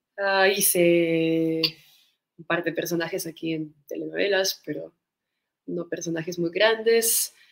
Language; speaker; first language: Spanish; non-native, fluent; Russian